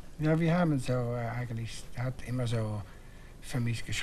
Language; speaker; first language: German; non-native, fluent; Dutch